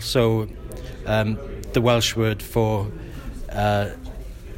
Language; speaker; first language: English; non-native, local second language; Welsh